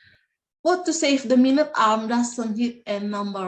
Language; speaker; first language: English; non-native, learner; Indonesian